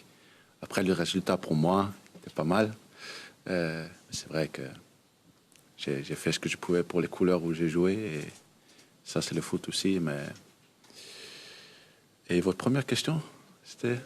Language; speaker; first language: French; early bilingual, heritage; Danish